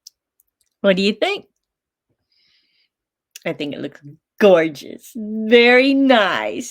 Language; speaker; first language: English; native; English